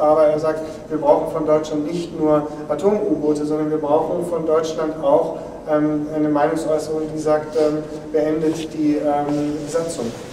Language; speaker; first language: German; native; German